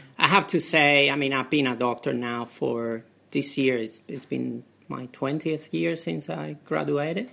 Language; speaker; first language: English; non-native, fluent; Spanish